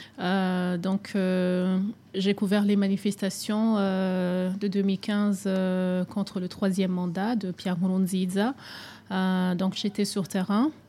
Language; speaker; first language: French; non-native, local second language; Rundi